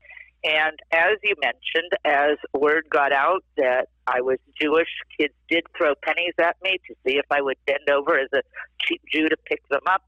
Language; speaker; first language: English; native; English